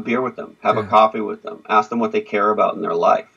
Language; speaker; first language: English; native; English